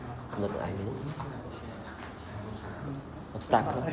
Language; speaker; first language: French; non-native, learner; Vietnamese